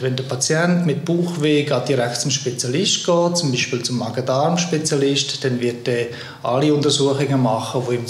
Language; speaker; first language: German; native; German